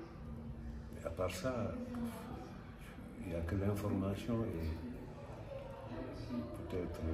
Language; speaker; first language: French; non-native, local second language; Wolof